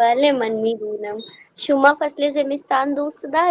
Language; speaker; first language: Persian; non-native, learner; Urdu